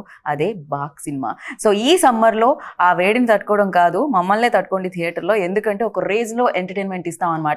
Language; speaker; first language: Telugu; native; Telugu